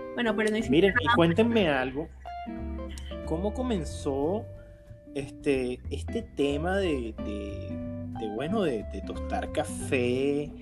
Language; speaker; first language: Spanish; native; Spanish